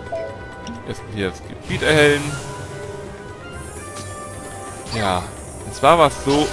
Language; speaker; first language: German; native; German